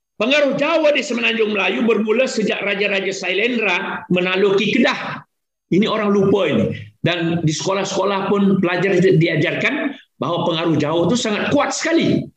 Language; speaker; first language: Malay; native; Malay